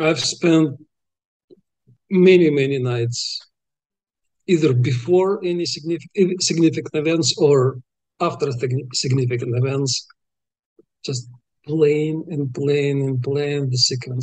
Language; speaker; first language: English; non-native, fluent; Russian